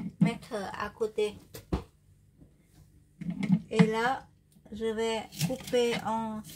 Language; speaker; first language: French; non-native, learner; Vietnamese